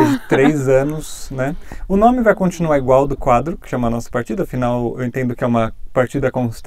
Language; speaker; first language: Portuguese; native; Portuguese